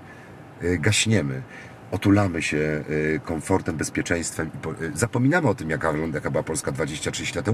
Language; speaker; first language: Polish; native; Polish